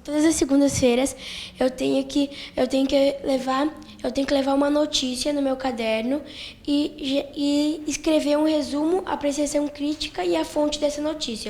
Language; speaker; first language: Portuguese; native; Portuguese